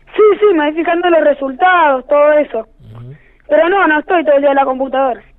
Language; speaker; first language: Spanish; native; Spanish